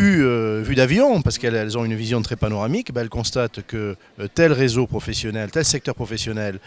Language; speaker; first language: French; native; French